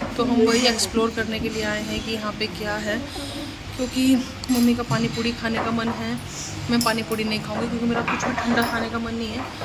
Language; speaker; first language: Hindi; native; Hindi